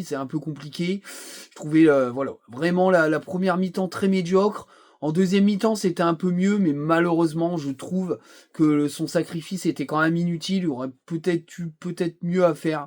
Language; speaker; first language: French; native; French